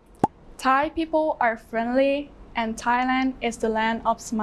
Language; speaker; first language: English; non-native, learner; Thai